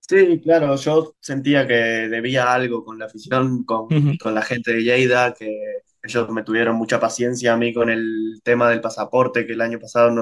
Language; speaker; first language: Spanish; native; Spanish